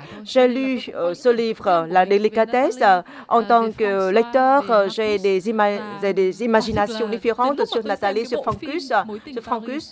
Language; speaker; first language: French; non-native, fluent; Vietnamese